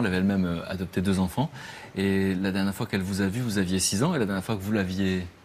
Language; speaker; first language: French; native; French